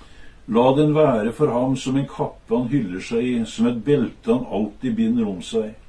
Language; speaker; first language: Norwegian; native; Norwegian